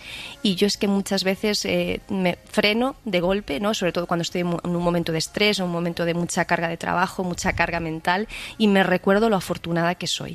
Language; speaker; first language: Spanish; native; Spanish